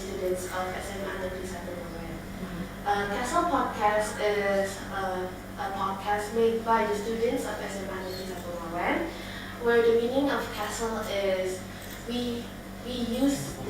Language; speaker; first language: English; non-native, fluent; Indonesian